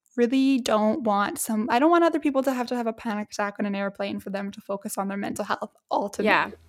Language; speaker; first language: English; native; English